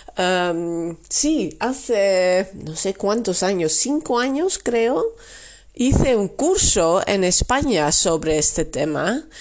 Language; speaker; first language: Spanish; non-native, fluent; Dutch